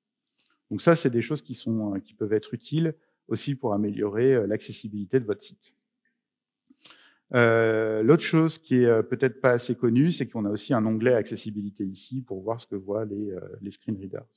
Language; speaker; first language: French; native; French